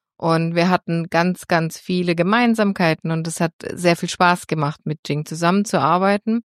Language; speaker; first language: German; non-native, fluent; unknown